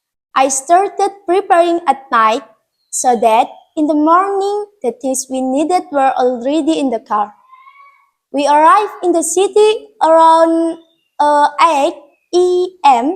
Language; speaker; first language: English; non-native, learner; Indonesian